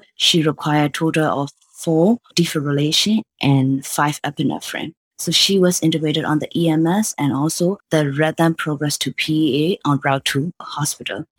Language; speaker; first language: English; non-native, fluent; Burmese